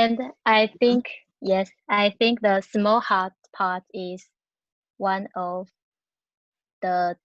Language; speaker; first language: English; non-native, learner; Chinese